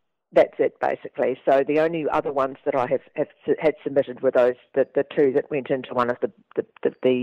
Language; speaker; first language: English; native; English